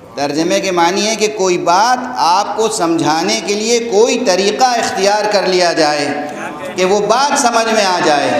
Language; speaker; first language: Urdu; native; Urdu